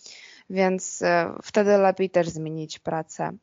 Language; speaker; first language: Polish; non-native, fluent; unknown